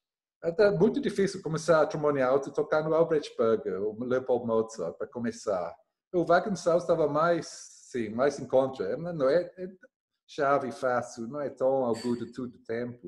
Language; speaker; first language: Portuguese; non-native, learner; English